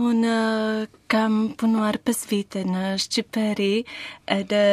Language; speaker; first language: Albanian; non-native, learner; Slovak